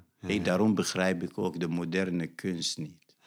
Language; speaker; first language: Dutch; non-native, fluent; Arabic